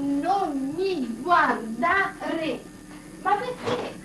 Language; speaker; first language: Italian; native; Italian